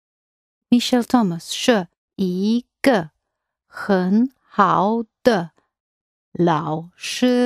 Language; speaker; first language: Chinese; non-native, learner; English